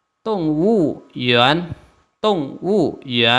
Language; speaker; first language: Chinese; non-native, fluent; Lao